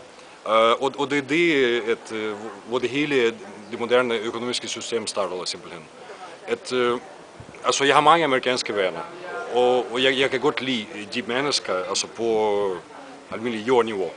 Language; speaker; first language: Danish; non-native, fluent; Russian